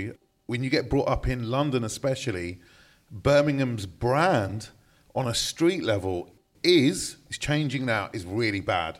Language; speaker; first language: English; native; English